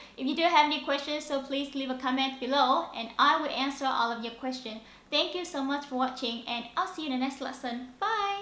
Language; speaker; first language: English; non-native, fluent; Vietnamese